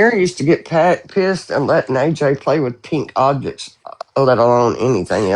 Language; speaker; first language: English; native; English